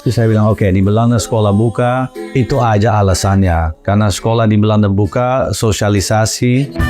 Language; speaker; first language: Indonesian; non-native, fluent; Dutch